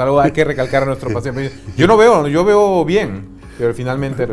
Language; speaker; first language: Spanish; native; Spanish